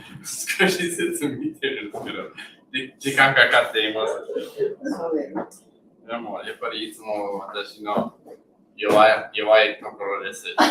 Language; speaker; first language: Japanese; non-native, learner; English